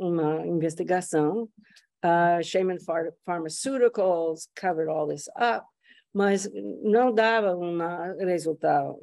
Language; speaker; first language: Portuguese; non-native, fluent; English